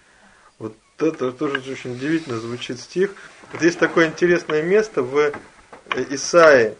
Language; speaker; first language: Russian; native; Russian